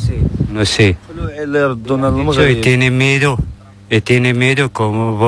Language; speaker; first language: Spanish; non-native, learner; Arabic